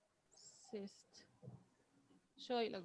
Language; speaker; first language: Turkish; non-native, fluent; Arabic